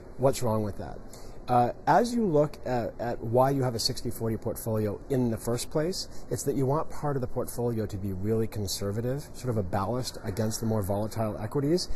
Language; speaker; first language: English; native; English